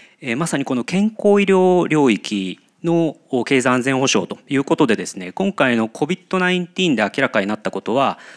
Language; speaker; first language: Japanese; native; Japanese